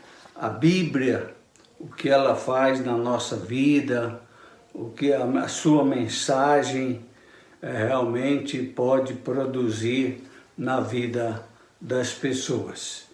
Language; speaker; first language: Portuguese; native; Portuguese